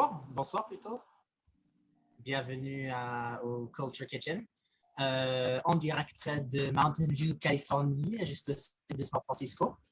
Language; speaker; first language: French; early bilingual, heritage; French